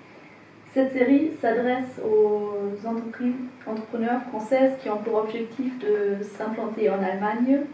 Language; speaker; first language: French; non-native, fluent; German